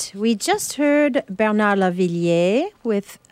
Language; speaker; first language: English; native; English